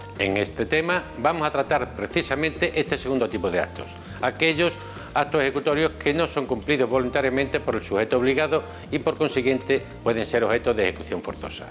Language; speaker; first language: Spanish; native; Spanish